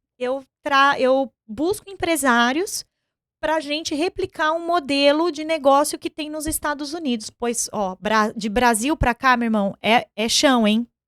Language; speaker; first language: Portuguese; native; Portuguese